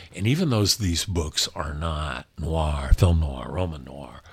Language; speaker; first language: English; native; English